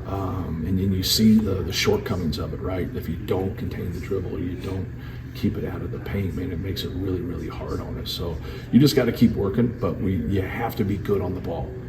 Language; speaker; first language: English; native; English